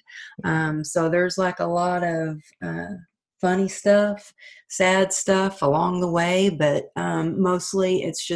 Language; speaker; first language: English; native; English